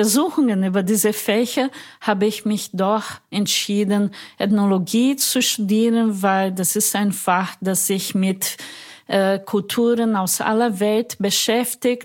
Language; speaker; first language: German; non-native, fluent; Portuguese